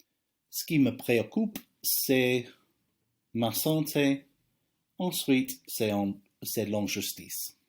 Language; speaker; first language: French; non-native, fluent; English